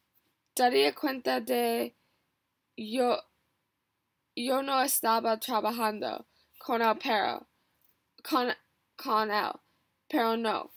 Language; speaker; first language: Spanish; non-native, learner; English